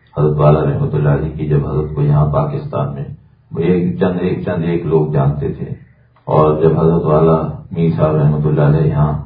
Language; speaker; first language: Urdu; native; Urdu